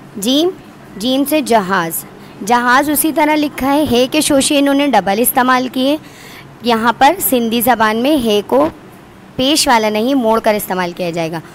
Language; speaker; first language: Urdu; non-native, local second language; Sindhi